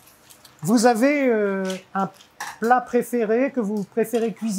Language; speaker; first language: French; native; French